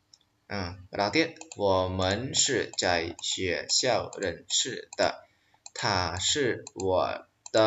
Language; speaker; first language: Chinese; non-native, fluent; Khmer